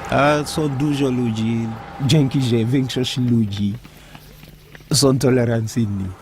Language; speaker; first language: Polish; non-native, learner; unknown